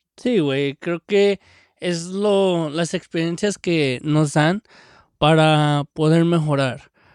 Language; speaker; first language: Spanish; early bilingual, heritage; Spanish